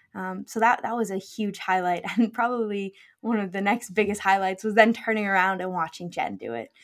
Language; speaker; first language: English; native; English